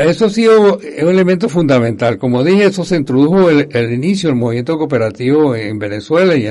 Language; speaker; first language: Spanish; native; Spanish